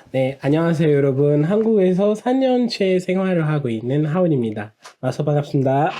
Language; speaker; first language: Korean; non-native, fluent; Portuguese